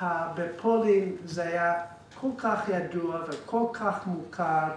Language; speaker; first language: Hebrew; non-native, fluent; English